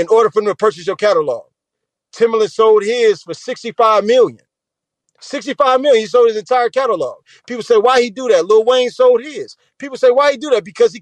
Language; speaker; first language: English; native; English